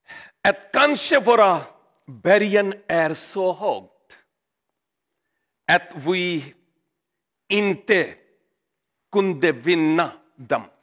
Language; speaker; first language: Swedish; non-native, learner; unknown